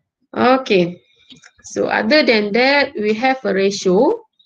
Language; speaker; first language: English; non-native, local second language; Malay